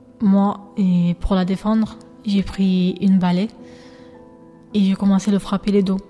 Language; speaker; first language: French; non-native, learner; Albanian